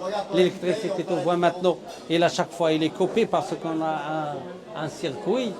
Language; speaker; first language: French; non-native, learner; Arabic